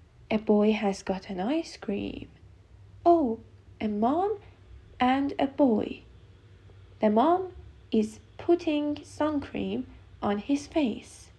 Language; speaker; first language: English; non-native, fluent; Persian